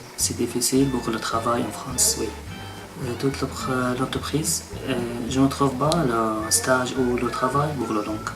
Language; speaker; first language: French; non-native, learner; Arabic